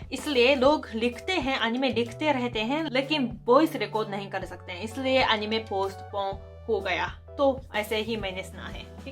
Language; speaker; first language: Hindi; non-native, fluent; Japanese